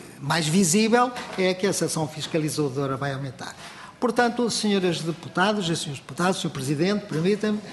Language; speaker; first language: Portuguese; native; Portuguese